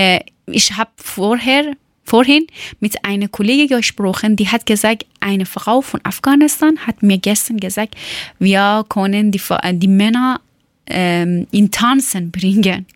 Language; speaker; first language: German; non-native, learner; Persian